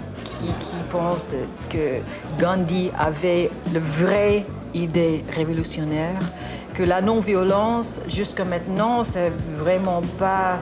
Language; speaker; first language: French; non-native, learner; English